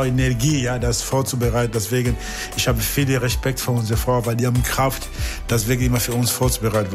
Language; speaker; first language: German; non-native, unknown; Portuguese